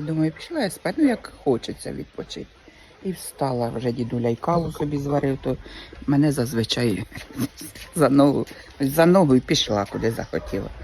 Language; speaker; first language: Ukrainian; native; Ukrainian